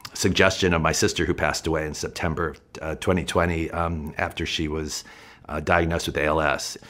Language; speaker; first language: English; native; English